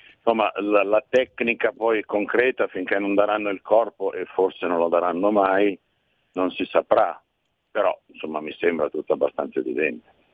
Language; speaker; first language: Italian; native; Italian